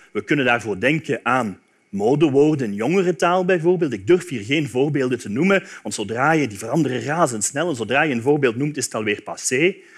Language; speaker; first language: Dutch; native; Dutch